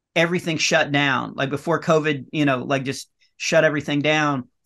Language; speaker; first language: English; native; English